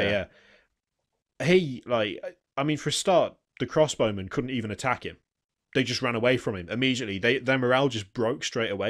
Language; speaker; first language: English; native; English